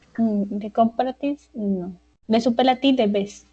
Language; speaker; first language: English; non-native, learner; Spanish